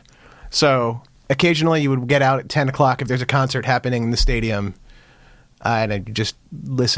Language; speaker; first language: English; native; English